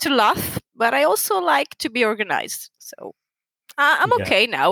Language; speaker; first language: English; non-native, fluent; Italian